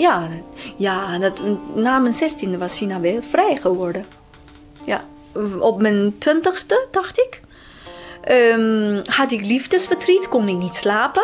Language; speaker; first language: Dutch; non-native, fluent; Chinese